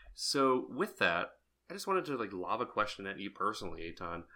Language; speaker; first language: English; native; English